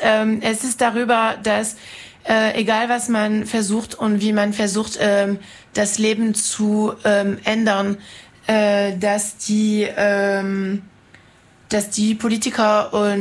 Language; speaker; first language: German; non-native, fluent; French